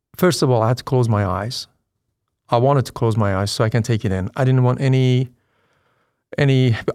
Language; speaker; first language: English; non-native, fluent; Persian